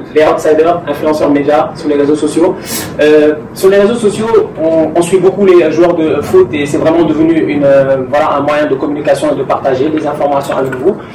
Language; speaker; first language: French; non-native, local second language; Wolof